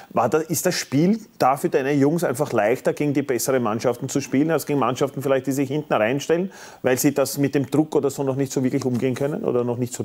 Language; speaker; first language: German; native; German